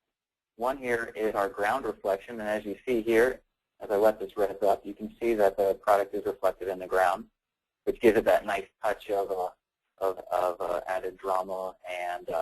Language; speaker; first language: English; native; English